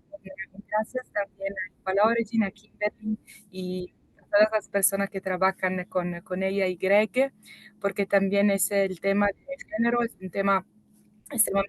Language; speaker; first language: Spanish; non-native, fluent; Italian